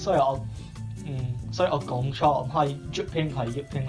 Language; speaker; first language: Cantonese; non-native, learner; English